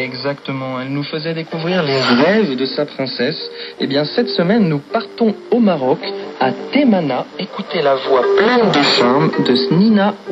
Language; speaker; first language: French; native; French